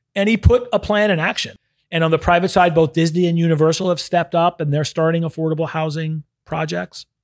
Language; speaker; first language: English; native; English